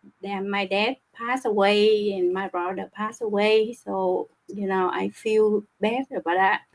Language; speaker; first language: English; non-native, learner; Vietnamese